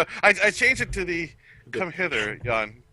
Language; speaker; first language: English; native; English